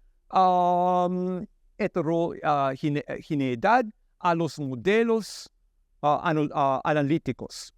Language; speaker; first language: Spanish; non-native, learner; English